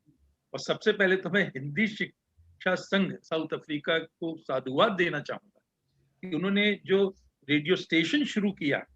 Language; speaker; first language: Hindi; native; Hindi